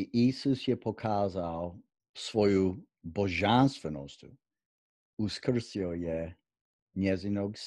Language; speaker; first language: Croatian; non-native, fluent; English